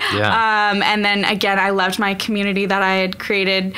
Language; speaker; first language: English; native; English